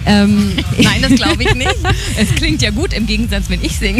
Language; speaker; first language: German; native; German